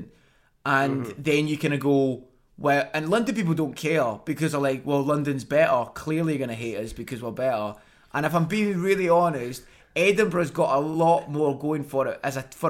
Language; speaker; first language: English; native; English